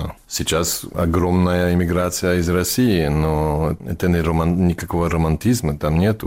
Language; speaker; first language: Russian; non-native, learner; English